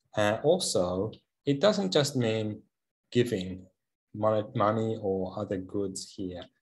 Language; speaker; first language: English; native; English